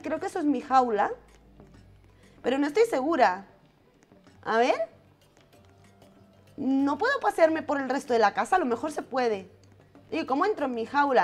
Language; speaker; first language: Spanish; native; Spanish